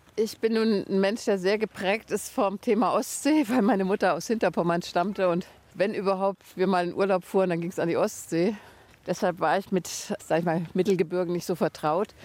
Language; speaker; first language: German; native; German